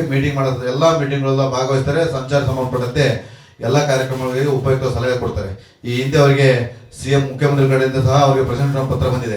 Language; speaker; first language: Kannada; native; Kannada